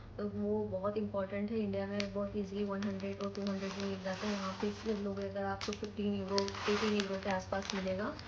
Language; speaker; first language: Hindi; native; Hindi